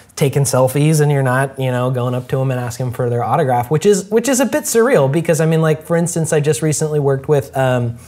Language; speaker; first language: English; native; English